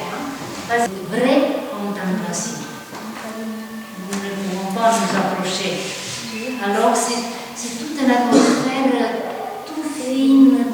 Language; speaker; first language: French; non-native, fluent; Italian